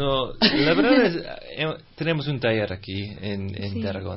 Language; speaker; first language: Spanish; non-native, fluent; English